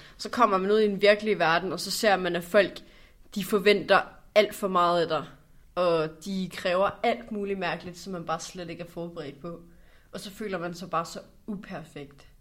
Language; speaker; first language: Danish; native; Danish